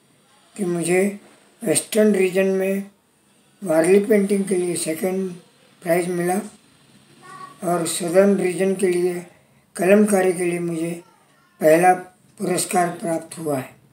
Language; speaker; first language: Hindi; non-native, local second language; Marathi